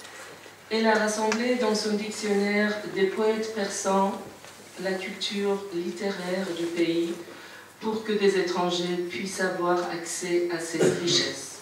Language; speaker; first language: French; non-native, fluent; Persian